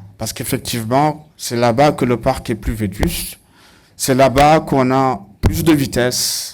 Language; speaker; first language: French; non-native, local second language; Wolof